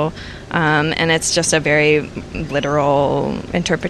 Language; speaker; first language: English; native; English